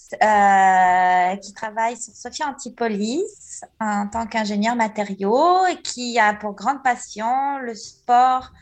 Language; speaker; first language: French; native; French